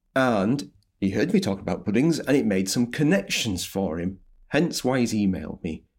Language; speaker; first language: English; native; English